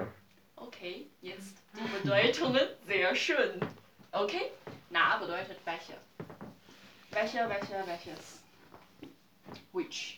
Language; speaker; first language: German; non-native, learner; Chinese